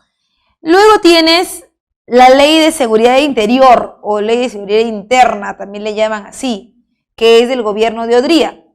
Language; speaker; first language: Spanish; native; Spanish